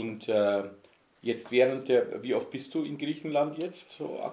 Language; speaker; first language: German; native; German